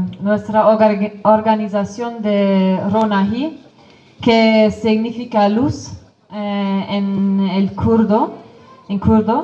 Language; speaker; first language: Spanish; non-native, fluent; Kurdish